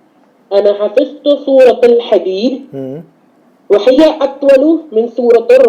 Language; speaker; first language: Arabic; non-native, learner; Urdu